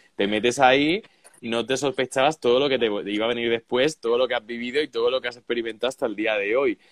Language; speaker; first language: Spanish; native; Spanish